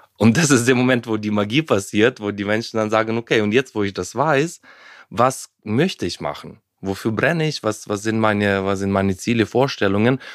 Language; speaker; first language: German; non-native, fluent; Ukrainian